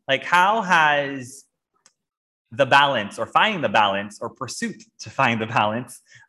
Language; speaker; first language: English; non-native, local second language; Filipino